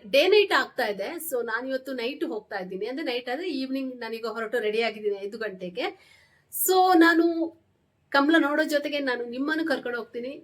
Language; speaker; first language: Kannada; non-native, local second language; Tulu